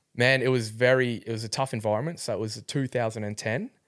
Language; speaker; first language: English; native; English